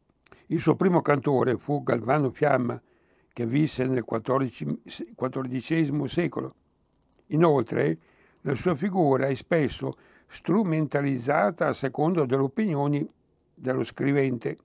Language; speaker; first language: Italian; native; Italian